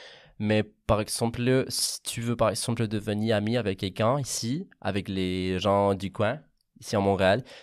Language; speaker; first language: French; non-native, fluent; Catalan